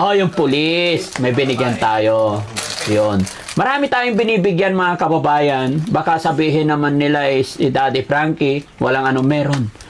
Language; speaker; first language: Filipino; native; Filipino